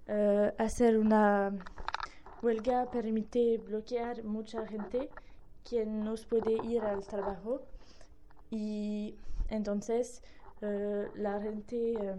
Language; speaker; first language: Spanish; non-native, learner; French